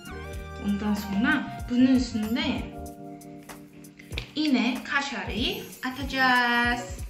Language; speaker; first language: Turkish; non-native, fluent; Korean